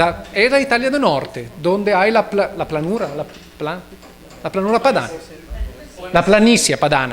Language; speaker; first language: Portuguese; non-native, learner; Italian